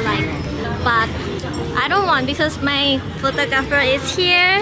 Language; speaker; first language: English; non-native, learner; Thai